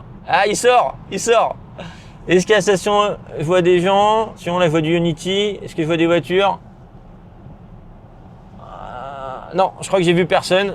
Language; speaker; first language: French; native; French